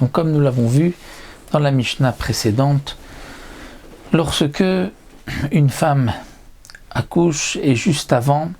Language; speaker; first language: French; native; French